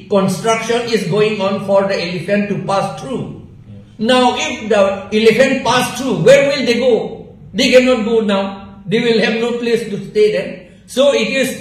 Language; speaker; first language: English; non-native, local second language; Assamese